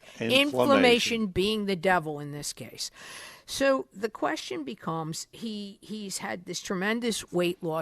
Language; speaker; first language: English; native; English